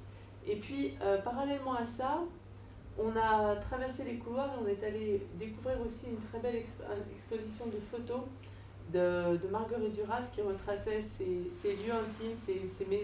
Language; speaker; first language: French; native; French